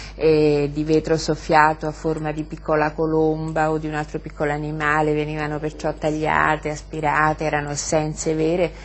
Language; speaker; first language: Italian; native; Italian